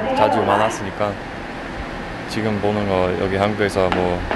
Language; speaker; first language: Korean; non-native, learner; English